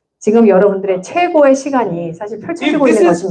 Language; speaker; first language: Korean; native; Korean